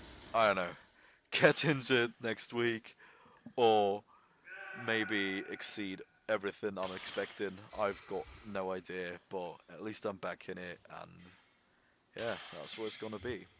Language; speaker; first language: English; non-native, fluent; German